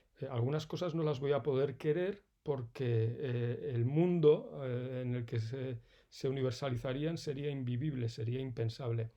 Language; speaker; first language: Spanish; native; Spanish